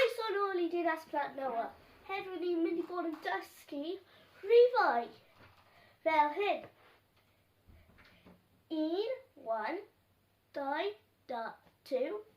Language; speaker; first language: Welsh; non-native, local second language; English